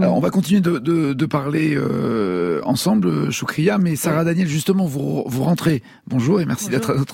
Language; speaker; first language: French; native; French